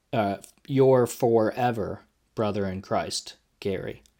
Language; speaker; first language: English; native; English